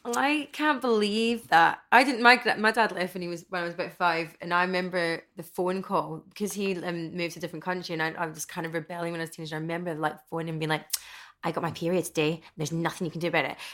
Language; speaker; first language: English; native; English